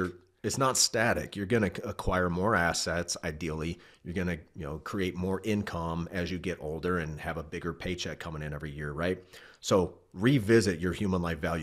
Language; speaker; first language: English; native; English